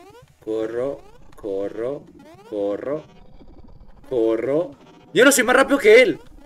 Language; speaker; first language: Spanish; native; Spanish